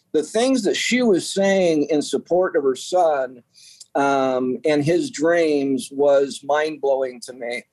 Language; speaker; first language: English; native; English